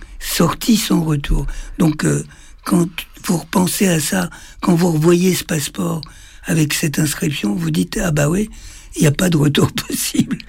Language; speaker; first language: French; native; French